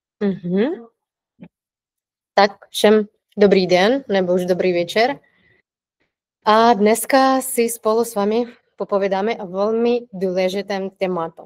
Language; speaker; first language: Czech; non-native, fluent; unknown